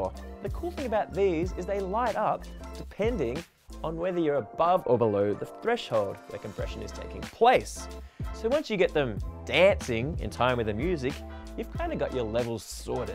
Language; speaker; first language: English; native; English